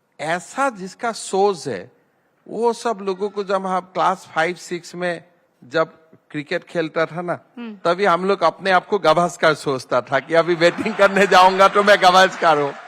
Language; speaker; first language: Hindi; non-native, local second language; Assamese